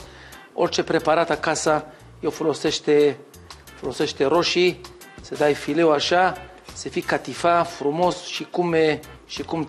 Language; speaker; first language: Romanian; non-native, learner; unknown